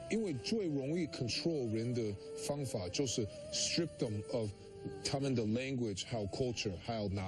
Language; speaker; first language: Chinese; early bilingual, heritage; English